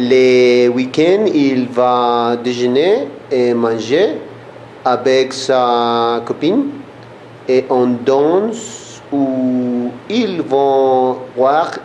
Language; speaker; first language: French; non-native, learner; Spanish